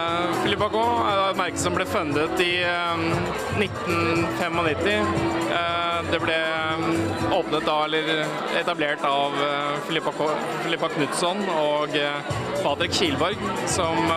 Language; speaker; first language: Norwegian; native; Norwegian